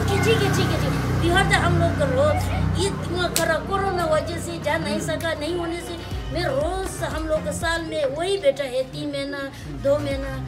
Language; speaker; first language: Hindi; non-native, local second language; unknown